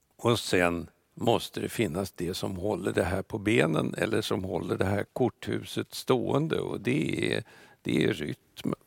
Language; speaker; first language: Swedish; non-native, fluent; Russian